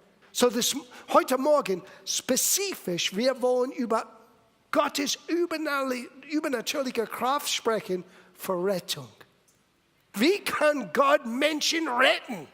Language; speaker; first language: German; non-native, fluent; English